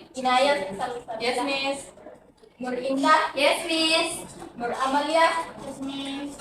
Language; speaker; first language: English; non-native, learner; Indonesian